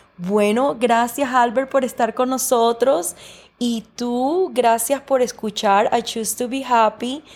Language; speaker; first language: Spanish; early bilingual, heritage; Spanish